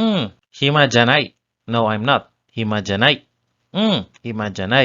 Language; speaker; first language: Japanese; non-native, learner; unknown